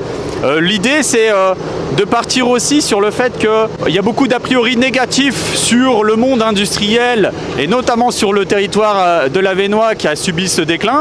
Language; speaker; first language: French; native; French